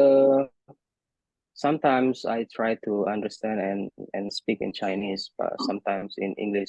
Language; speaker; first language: English; non-native, fluent; Indonesian